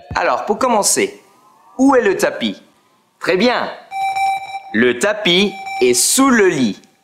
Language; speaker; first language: French; non-native, fluent; Spanish